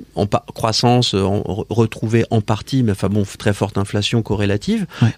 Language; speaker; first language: French; native; French